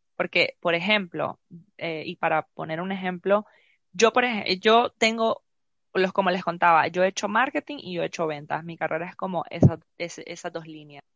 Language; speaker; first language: Spanish; native; Spanish